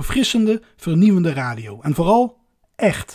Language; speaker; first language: Dutch; native; Dutch